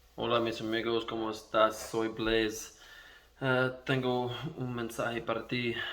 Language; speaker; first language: Spanish; non-native, learner; English